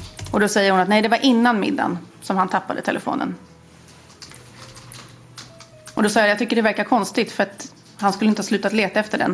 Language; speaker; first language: Swedish; native; Swedish